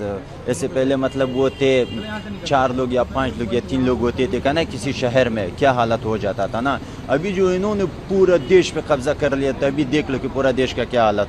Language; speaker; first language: Hindi; non-native, fluent; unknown